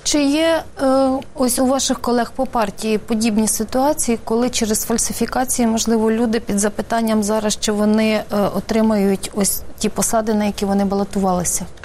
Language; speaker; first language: Ukrainian; native; Ukrainian